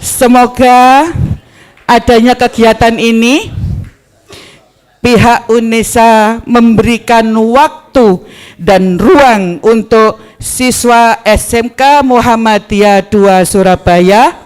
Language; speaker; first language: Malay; non-native, local second language; Javanese